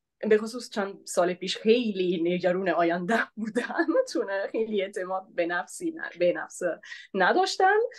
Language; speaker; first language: Persian; non-native, fluent; Italian